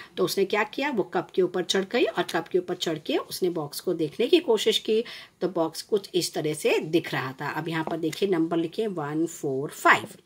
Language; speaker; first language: Hindi; non-native, local second language; Gujarati